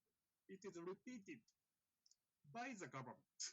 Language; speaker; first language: English; non-native, fluent; Japanese